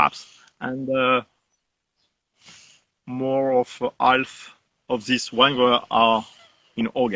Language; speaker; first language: English; non-native, learner; French